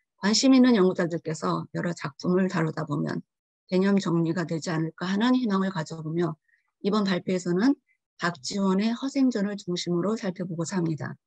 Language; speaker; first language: Korean; early bilingual, heritage; Korean